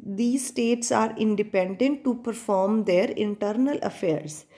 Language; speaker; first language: English; non-native, local second language; Punjabi